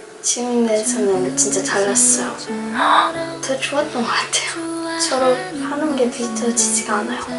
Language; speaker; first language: Korean; early bilingual, heritage; English